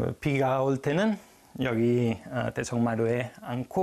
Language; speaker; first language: Korean; non-native, fluent; Spanish